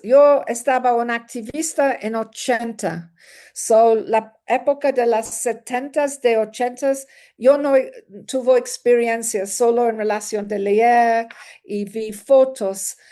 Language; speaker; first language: Spanish; non-native, learner; English